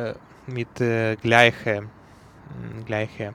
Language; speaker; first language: German; non-native, learner; Ukrainian